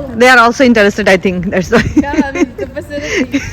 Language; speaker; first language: English; non-native, learner; Bangla